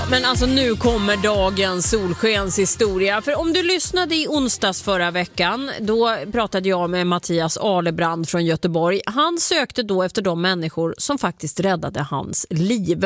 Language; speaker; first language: Swedish; native; Swedish